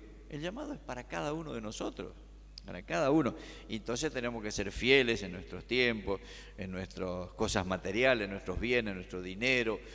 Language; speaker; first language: Spanish; native; Spanish